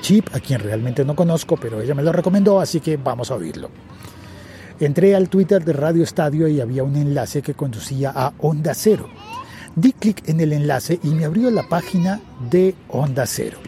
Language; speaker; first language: Spanish; native; Spanish